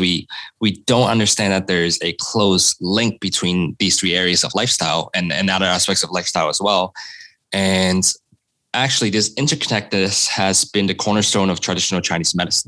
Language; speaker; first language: English; non-native, local second language; Cantonese